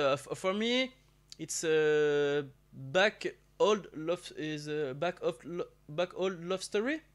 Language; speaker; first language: English; non-native, learner; French